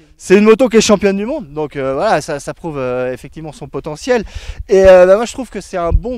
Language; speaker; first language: French; native; French